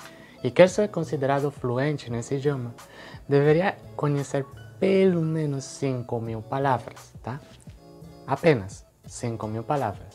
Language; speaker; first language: Portuguese; non-native, fluent; Spanish